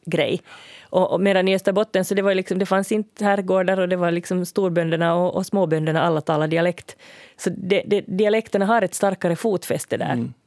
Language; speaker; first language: Swedish; native; Swedish